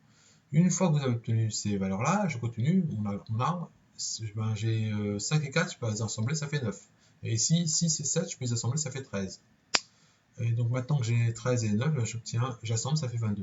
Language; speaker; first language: French; native; French